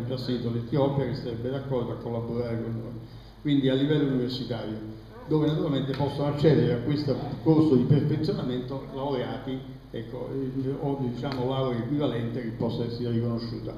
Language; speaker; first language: Italian; native; Italian